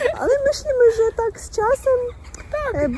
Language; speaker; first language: Polish; non-native, learner; Russian